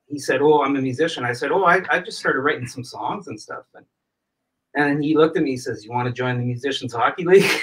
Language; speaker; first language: English; native; English